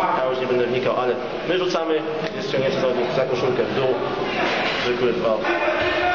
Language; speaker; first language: Polish; non-native, fluent; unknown